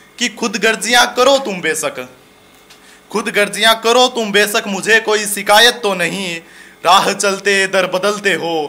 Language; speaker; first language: Hindi; native; Hindi